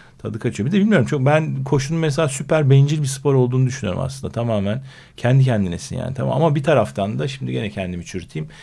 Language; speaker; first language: Turkish; native; Turkish